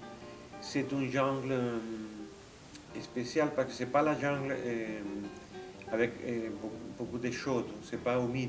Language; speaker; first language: French; non-native, fluent; Spanish